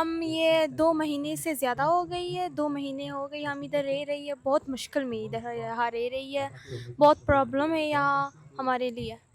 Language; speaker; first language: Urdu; non-native, learner; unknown